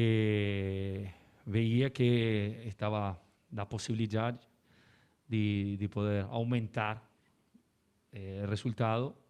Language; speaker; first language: Portuguese; non-native, learner; Spanish